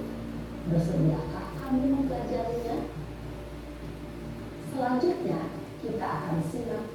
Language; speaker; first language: Indonesian; native; Indonesian